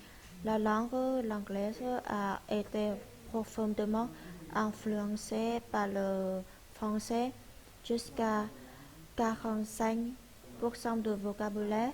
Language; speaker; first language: French; non-native, learner; Vietnamese